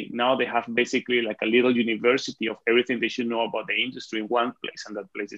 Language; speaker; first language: English; non-native, fluent; Spanish